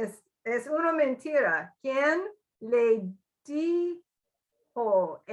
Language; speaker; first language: Spanish; non-native, learner; English